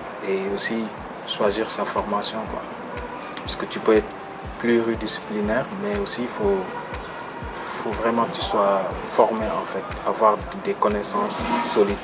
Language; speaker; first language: French; non-native, local second language; Wolof